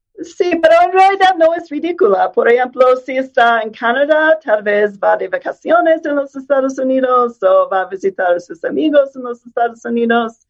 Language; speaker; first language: Spanish; non-native, fluent; English